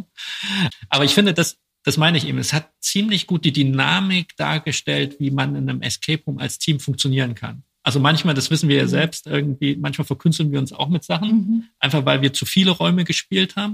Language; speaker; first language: German; native; German